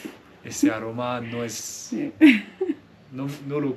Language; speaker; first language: Spanish; non-native, learner; French